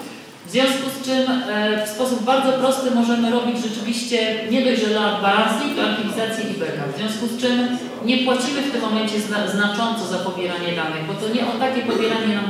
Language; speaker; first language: Polish; native; Polish